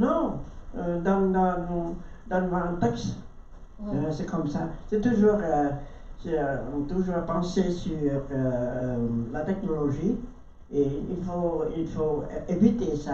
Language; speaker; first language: French; non-native, learner; Vietnamese